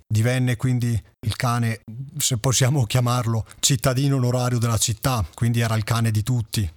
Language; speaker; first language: Italian; native; Italian